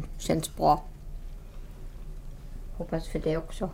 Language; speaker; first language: Swedish; non-native, fluent; German